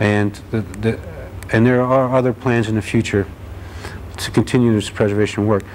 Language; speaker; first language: English; native; English